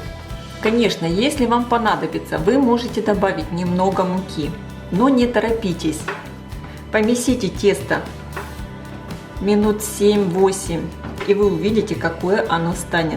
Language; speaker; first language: Russian; native; Russian